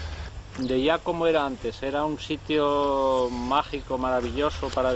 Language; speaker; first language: Spanish; native; Spanish